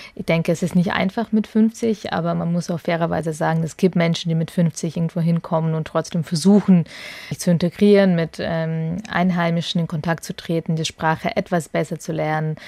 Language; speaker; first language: German; early bilingual, other home language; Russian